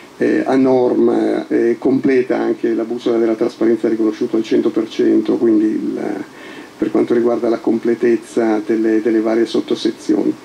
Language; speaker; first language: Italian; native; Italian